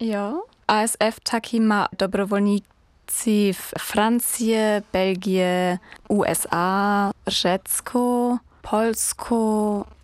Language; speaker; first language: Czech; non-native, learner; German